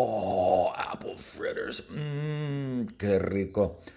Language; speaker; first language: Spanish; non-native, fluent; English